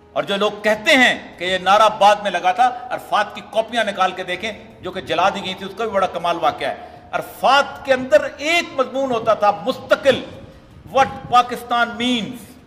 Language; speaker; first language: Urdu; non-native, local second language; Punjabi